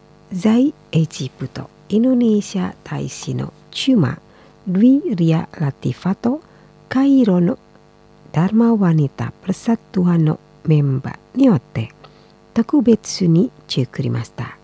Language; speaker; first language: Japanese; non-native, fluent; Indonesian